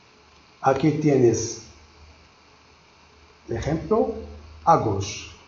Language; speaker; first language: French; non-native, local second language; Arabic